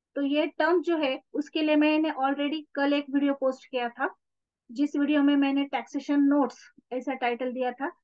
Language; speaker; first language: Hindi; non-native, local second language; Marathi